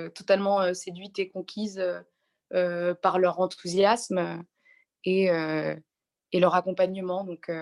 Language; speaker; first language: French; native; French